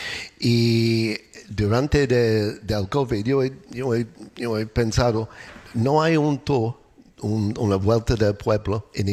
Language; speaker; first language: Spanish; non-native, learner; English